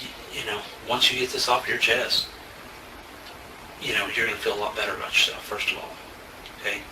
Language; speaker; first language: English; native; English